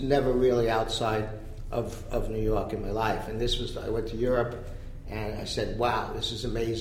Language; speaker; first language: English; native; English